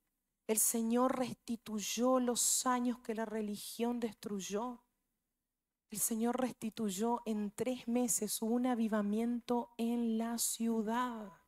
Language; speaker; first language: Spanish; native; Spanish